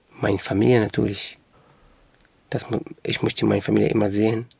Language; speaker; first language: German; non-native, local second language; Arabic